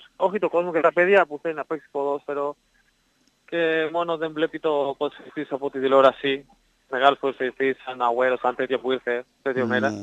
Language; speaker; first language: Greek; non-native, learner; Spanish